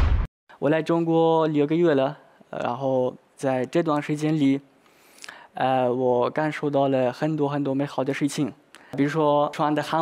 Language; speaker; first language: Chinese; non-native, learner; Persian